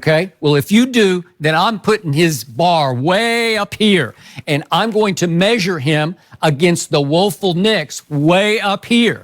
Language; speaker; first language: English; native; English